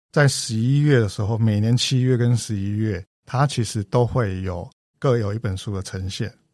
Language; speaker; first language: Chinese; native; Chinese